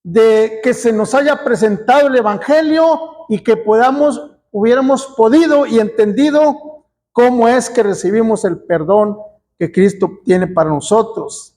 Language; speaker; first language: Spanish; native; Spanish